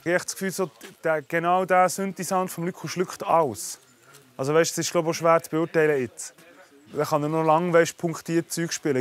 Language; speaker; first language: German; native; German